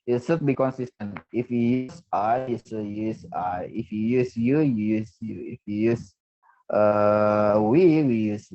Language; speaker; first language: English; non-native, learner; Indonesian